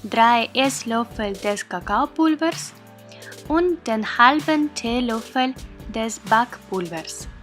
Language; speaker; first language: German; non-native, fluent; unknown